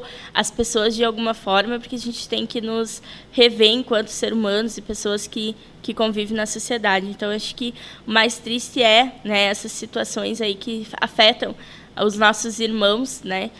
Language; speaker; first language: Portuguese; native; Portuguese